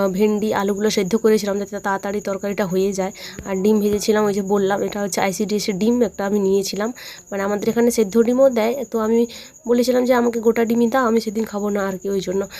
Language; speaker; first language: Bangla; non-native, local second language; Santali